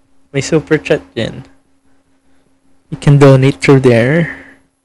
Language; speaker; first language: English; non-native, local second language; Filipino